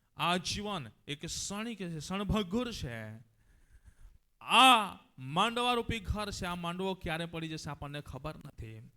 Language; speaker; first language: Gujarati; native; Gujarati